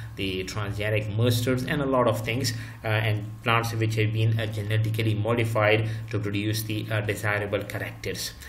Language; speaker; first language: English; non-native, local second language; Urdu